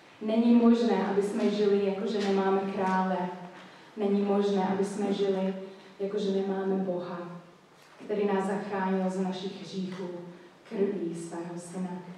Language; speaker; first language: Czech; non-native, fluent; English